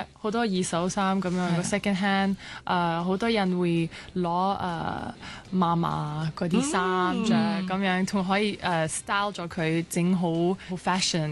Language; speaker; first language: Cantonese; early bilingual, other home language; French